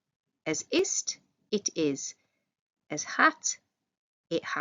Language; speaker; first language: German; non-native, fluent; English